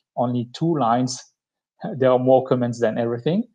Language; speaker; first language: English; non-native, fluent; French